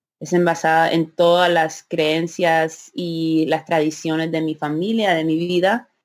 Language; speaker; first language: Spanish; early bilingual, heritage; Spanish